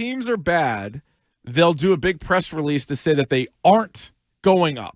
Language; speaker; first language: English; native; English